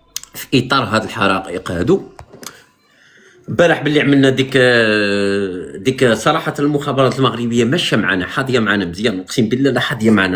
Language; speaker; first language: Arabic; native; Arabic